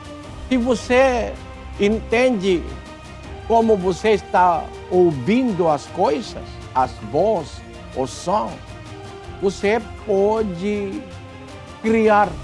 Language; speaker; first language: Portuguese; non-native, learner; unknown